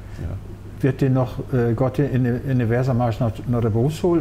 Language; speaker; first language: German; native; German